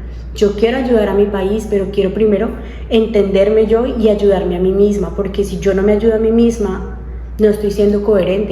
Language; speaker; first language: Spanish; native; Spanish